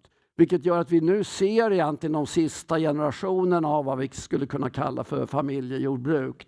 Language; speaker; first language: Swedish; native; Swedish